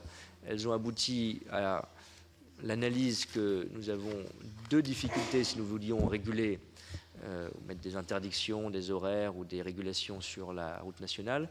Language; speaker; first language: French; native; French